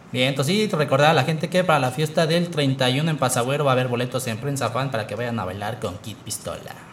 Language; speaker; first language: Spanish; native; Spanish